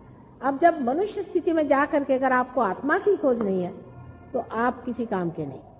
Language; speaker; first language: Hindi; non-native, local second language; Marathi